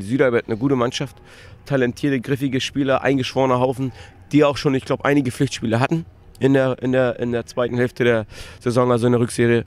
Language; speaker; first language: German; native; German